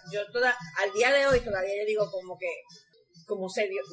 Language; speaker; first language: Spanish; native; Spanish